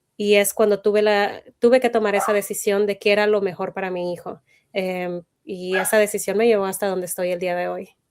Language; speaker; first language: Spanish; native; Spanish